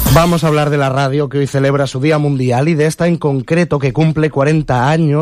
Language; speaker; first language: Spanish; native; Spanish